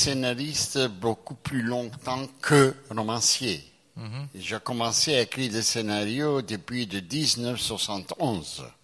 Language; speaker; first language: French; non-native, fluent; Greek